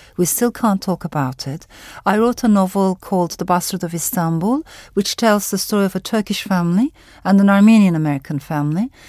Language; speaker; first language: English; non-native, fluent; Turkish